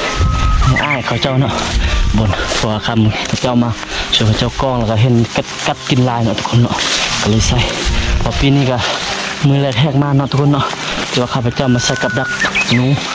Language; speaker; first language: Thai; non-native, local second language; Lao